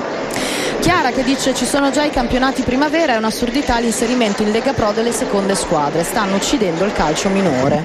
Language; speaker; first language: Italian; native; Italian